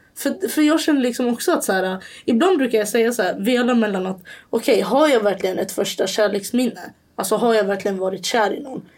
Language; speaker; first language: Swedish; early bilingual, other home language; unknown